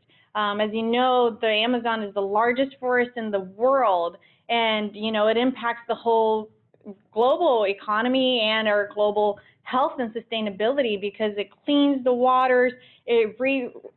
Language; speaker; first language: English; early bilingual, other home language; Portuguese